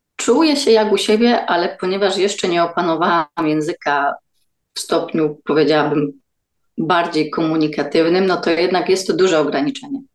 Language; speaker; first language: Polish; native; Polish